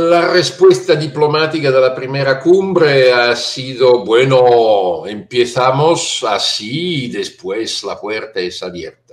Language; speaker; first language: Spanish; non-native, fluent; Italian